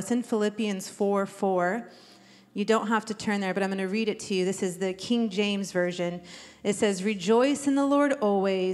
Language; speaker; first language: English; native; English